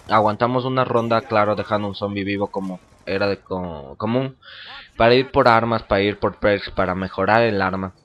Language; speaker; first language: Spanish; native; Spanish